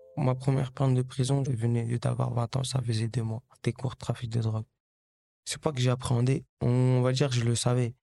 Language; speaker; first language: French; early bilingual, other home language; Kabuverdianu